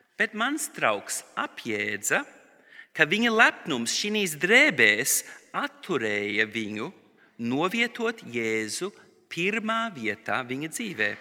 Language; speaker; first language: Latvian; early bilingual, heritage; Latvian